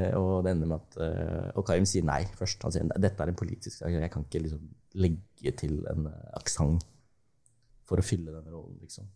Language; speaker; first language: Norwegian; early bilingual, other home language; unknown